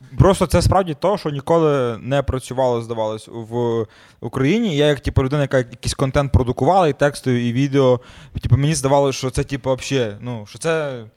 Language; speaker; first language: Ukrainian; native; Ukrainian